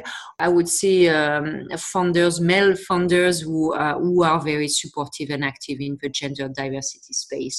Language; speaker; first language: English; non-native, fluent; French